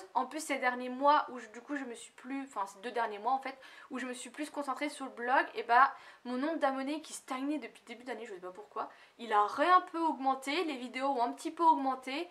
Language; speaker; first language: French; native; French